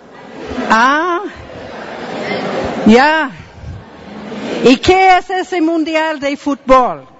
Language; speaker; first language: Spanish; non-native, fluent; English